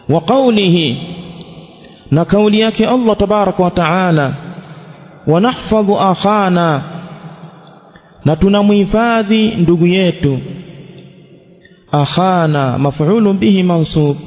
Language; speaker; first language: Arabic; non-native, fluent; Swahili